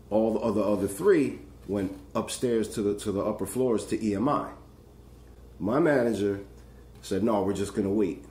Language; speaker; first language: English; native; English